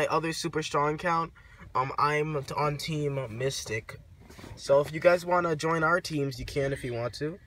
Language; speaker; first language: English; native; English